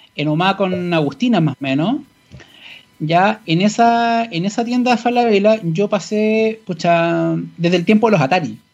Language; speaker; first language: Spanish; native; Spanish